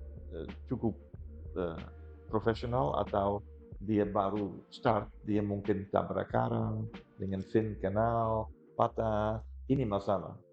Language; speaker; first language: Indonesian; non-native, fluent; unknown